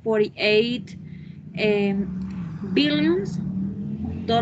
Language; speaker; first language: English; non-native, learner; Spanish